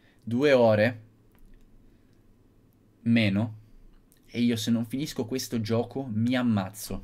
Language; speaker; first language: Italian; native; Italian